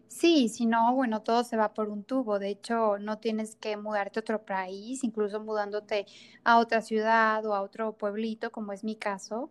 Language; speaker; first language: Spanish; native; Spanish